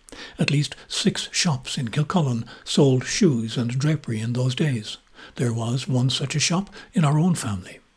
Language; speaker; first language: English; native; English